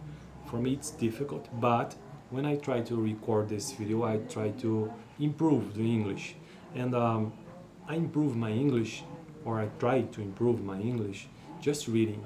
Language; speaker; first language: English; non-native, learner; Portuguese